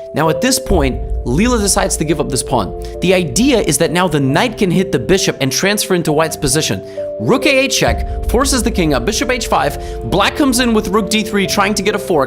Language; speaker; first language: English; native; English